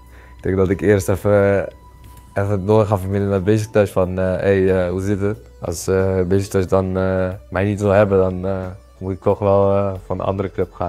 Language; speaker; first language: Dutch; early bilingual, other home language; Turkish